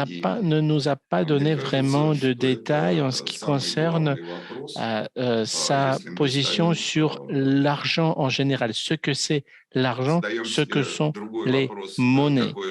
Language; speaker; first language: French; non-native, fluent; Russian